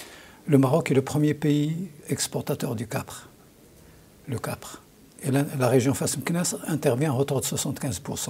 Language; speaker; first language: French; non-native, local second language; Arabic